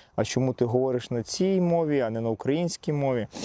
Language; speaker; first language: Ukrainian; non-native, local second language; Russian